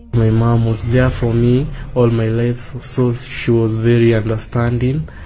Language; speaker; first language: English; non-native, local second language; Kikuyu